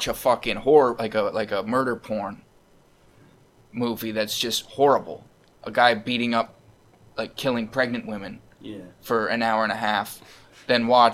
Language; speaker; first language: English; native; English